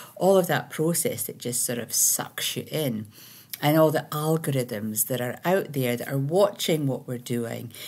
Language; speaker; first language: English; native; English